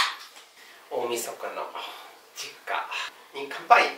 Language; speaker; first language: Japanese; native; Japanese